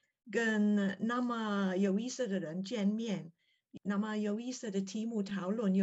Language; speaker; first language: Chinese; non-native, learner; English